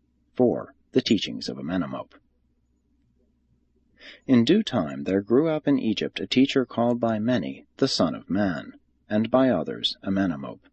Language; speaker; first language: English; native; English